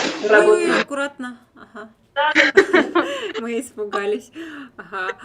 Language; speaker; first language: Russian; native; Russian